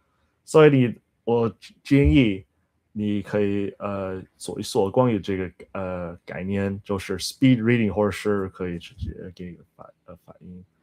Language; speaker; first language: Chinese; non-native, learner; English